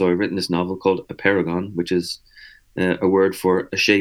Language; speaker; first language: English; native; English